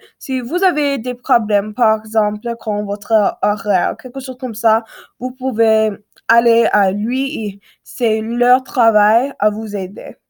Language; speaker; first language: French; non-native, learner; English